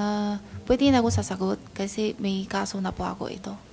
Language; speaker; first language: Filipino; non-native, learner; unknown